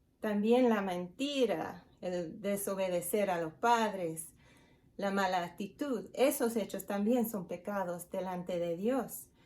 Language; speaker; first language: Spanish; non-native, fluent; English